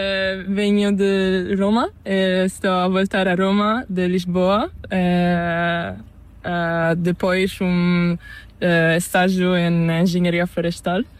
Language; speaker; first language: Spanish; non-native, learner; Italian